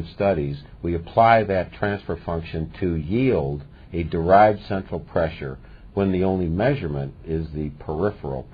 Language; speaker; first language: English; native; English